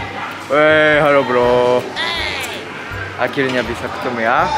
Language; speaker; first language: Indonesian; non-native, learner; Japanese